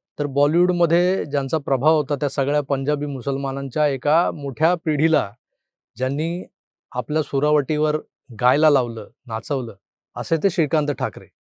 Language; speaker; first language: Marathi; native; Marathi